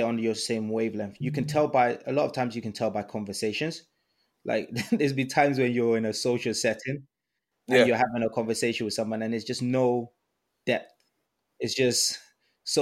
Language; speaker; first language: English; non-native, local second language; Yoruba